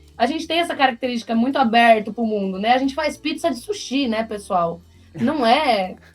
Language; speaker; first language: Portuguese; native; Portuguese